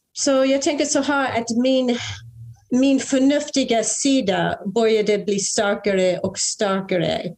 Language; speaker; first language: Swedish; non-native, fluent; English